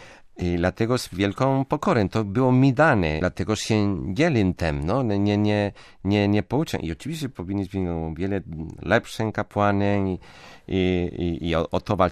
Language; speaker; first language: Polish; non-native, fluent; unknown